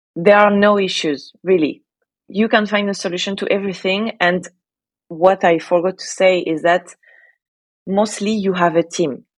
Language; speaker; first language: English; non-native, fluent; French